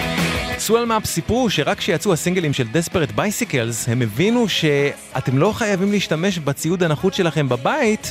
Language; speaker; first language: Hebrew; native; Hebrew